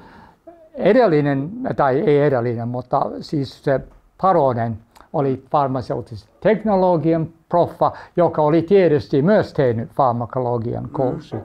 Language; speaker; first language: Finnish; non-native, fluent; English